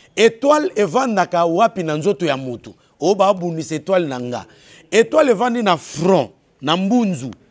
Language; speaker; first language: Lingala; native; Lingala